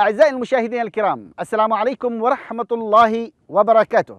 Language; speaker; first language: Arabic; native; Arabic